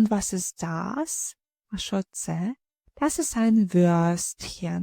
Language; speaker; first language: German; non-native, fluent; Ukrainian